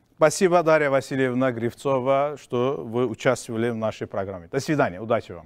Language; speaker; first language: Russian; non-native, local second language; Azerbaijani